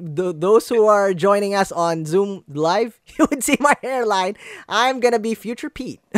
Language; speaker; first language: English; non-native, local second language; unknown